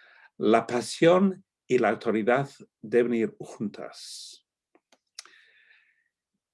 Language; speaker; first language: Spanish; non-native, fluent; English